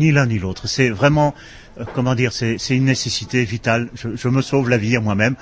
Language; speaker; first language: French; non-native, local second language; Dutch